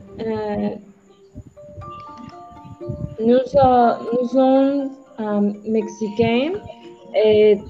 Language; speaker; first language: French; non-native, learner; Spanish